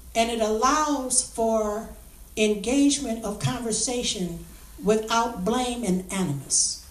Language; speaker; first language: English; native; English